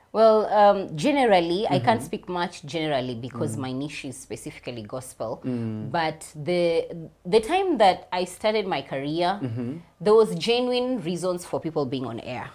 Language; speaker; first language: English; non-native, local second language; Swahili